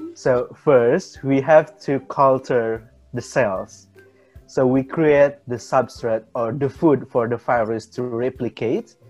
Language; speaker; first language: English; non-native, fluent; Indonesian